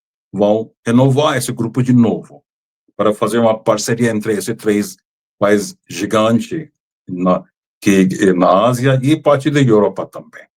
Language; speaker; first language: Portuguese; non-native, fluent; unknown